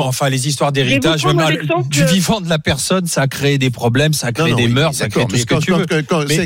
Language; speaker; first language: French; native; French